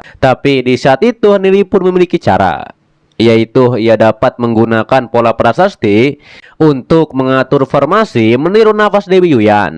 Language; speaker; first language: Indonesian; native; Indonesian